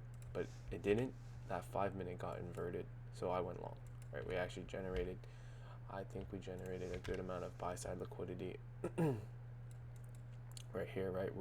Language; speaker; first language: English; native; English